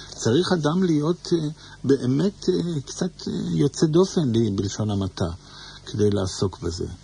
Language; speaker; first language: Hebrew; native; Hebrew